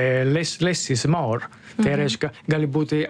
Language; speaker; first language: Lithuanian; non-native, fluent; Italian